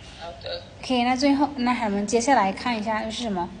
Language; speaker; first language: Chinese; non-native, fluent; Thai